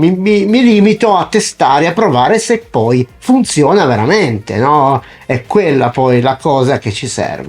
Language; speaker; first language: Italian; native; Italian